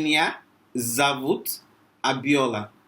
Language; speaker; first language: Russian; non-native, learner; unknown